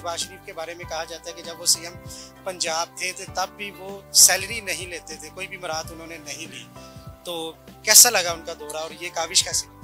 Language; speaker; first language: Urdu; native; Urdu